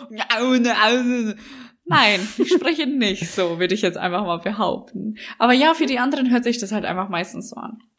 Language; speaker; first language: German; native; German